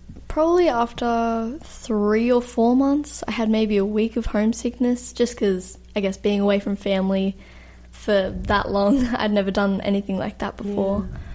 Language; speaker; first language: English; native; English